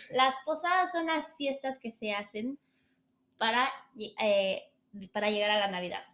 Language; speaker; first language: Spanish; native; Spanish